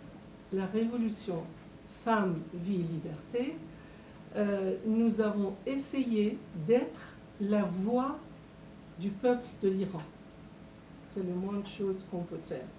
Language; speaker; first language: French; non-native, fluent; Persian